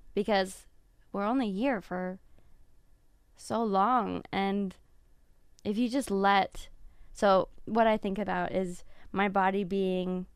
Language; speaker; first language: English; native; English